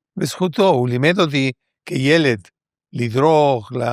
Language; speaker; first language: Hebrew; non-native, fluent; Spanish